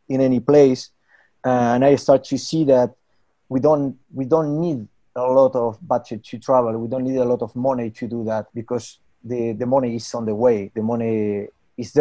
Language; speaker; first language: English; non-native, learner; Spanish